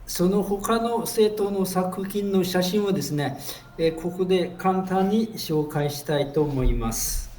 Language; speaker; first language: Japanese; non-native, fluent; Chinese